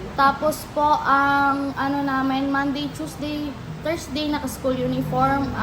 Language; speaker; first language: Filipino; native; Filipino